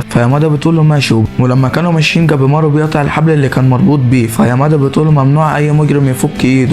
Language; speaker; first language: Arabic; native; Arabic